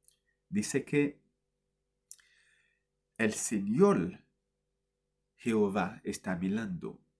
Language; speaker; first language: Spanish; non-native, fluent; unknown